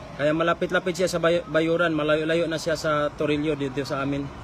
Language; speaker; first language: Filipino; non-native, local second language; Cebuano